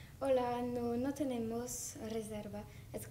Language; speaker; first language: Spanish; non-native, learner; French